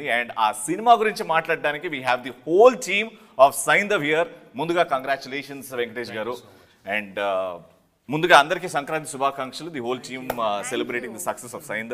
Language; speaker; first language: Telugu; native; Telugu